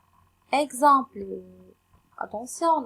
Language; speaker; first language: French; non-native, local second language; Arabic